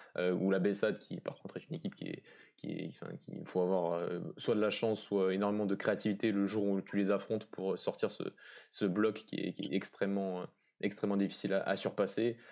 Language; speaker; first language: French; native; French